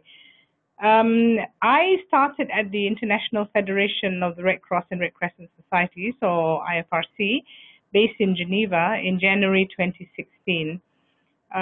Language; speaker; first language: English; non-native, local second language; Malay